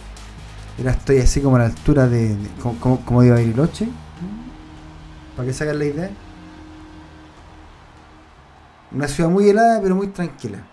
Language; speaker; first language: Spanish; native; Spanish